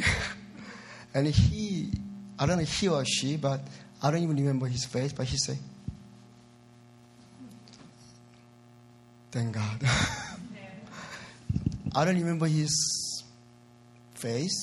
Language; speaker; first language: English; non-native, learner; Korean